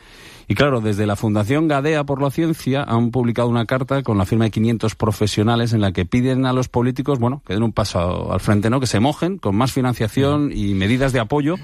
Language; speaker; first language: Spanish; native; Spanish